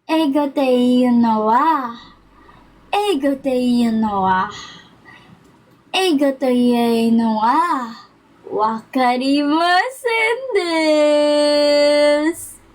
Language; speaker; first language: Japanese; non-native, learner; Filipino